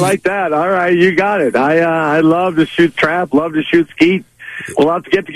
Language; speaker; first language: English; native; English